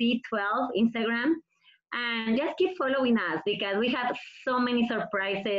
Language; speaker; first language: English; non-native, fluent; Spanish